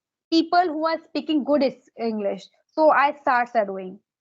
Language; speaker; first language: English; non-native, local second language; Hindi